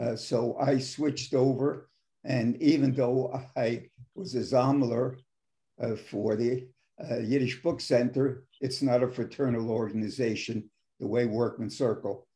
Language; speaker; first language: English; native; English